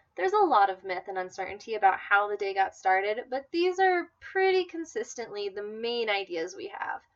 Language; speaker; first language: English; native; English